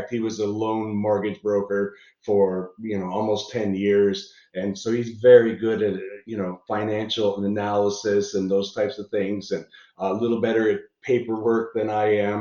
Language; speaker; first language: English; native; English